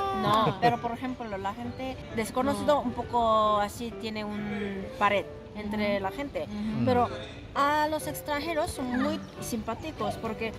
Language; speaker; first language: Spanish; non-native, fluent; Korean